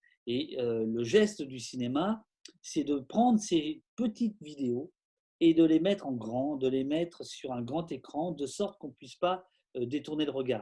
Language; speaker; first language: French; native; French